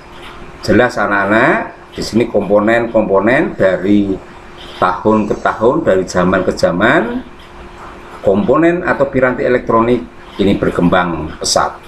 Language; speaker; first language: Indonesian; native; Indonesian